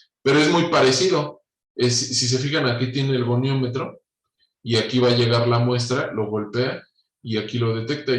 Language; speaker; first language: Spanish; native; Spanish